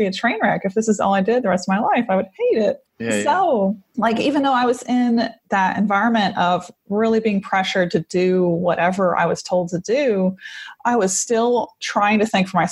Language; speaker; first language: English; native; English